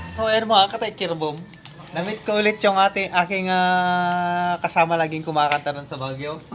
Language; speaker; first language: Filipino; non-native, local second language; Iloko